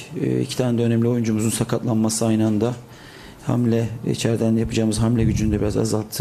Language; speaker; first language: Turkish; native; Turkish